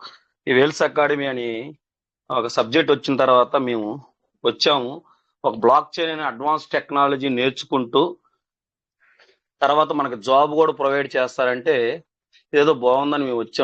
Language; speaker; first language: Telugu; native; Telugu